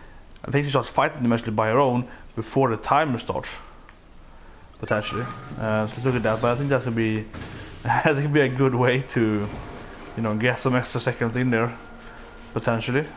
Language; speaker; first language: English; non-native, fluent; Swedish